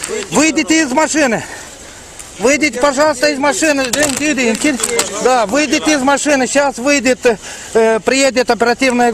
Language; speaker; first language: Russian; non-native, local second language; Romanian